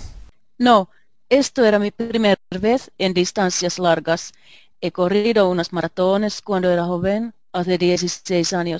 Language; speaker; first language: Spanish; non-native, learner; Finnish